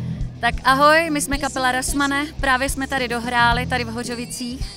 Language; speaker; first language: Czech; native; Czech